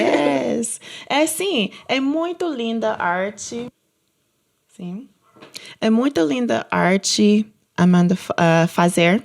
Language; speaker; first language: Portuguese; non-native, learner; English